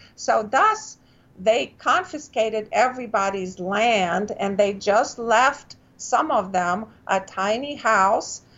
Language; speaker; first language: English; non-native, fluent; Romanian